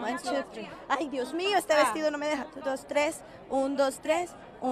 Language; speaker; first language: Spanish; native; Spanish